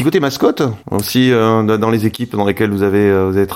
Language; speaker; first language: French; native; French